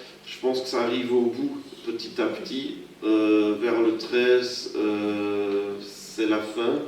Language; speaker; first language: French; native; French